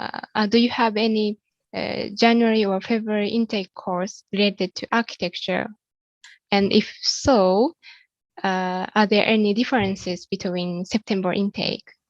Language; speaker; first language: English; non-native, fluent; Japanese